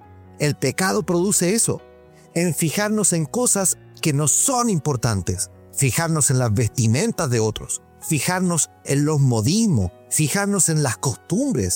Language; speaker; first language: Spanish; native; Spanish